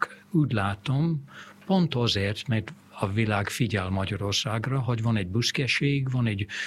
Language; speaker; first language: Hungarian; early bilingual, heritage; English